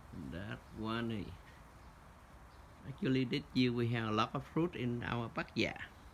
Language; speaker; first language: English; non-native, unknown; Vietnamese